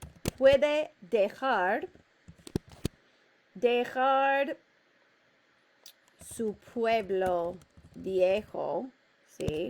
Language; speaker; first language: Spanish; non-native, fluent; English